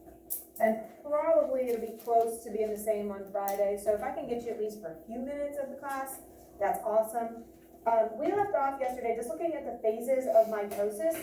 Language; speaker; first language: English; native; English